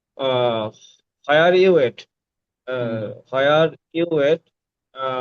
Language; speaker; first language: English; non-native, learner; Bangla